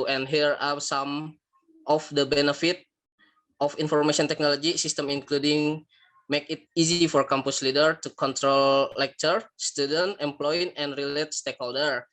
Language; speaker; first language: English; non-native, learner; Indonesian